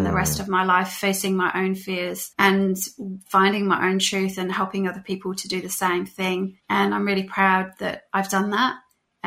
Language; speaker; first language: English; native; English